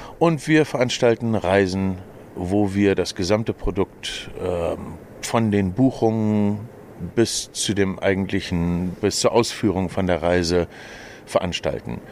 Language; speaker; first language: German; native; German